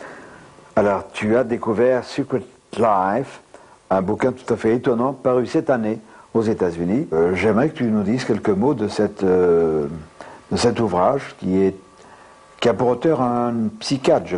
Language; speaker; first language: French; native; French